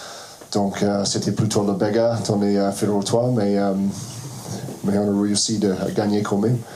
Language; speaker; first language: French; non-native, fluent; English